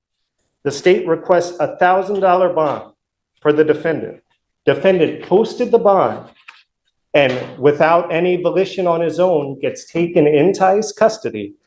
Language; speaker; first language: English; native; English